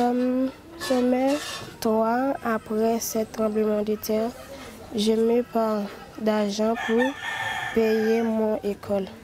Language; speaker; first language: French; non-native, learner; Haitian Creole